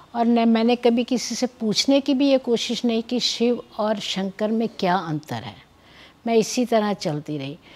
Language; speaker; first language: Hindi; native; Hindi